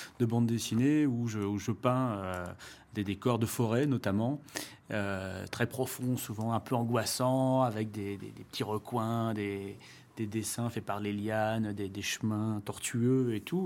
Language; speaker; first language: French; native; French